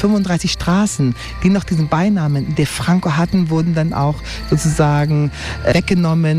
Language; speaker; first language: German; native; German